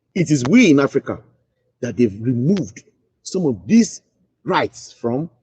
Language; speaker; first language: English; non-native, local second language; Yoruba